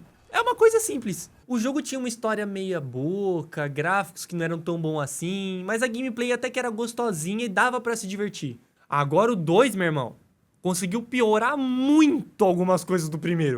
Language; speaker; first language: Portuguese; native; Portuguese